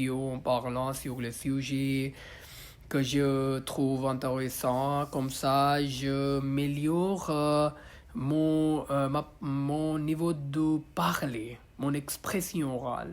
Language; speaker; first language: French; non-native, learner; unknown